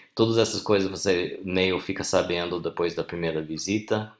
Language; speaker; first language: Portuguese; non-native, fluent; English